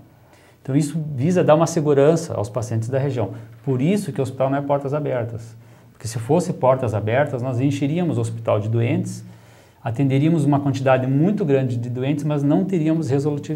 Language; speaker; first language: Portuguese; native; Portuguese